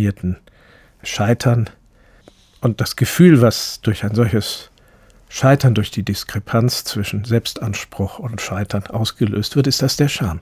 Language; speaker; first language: German; native; German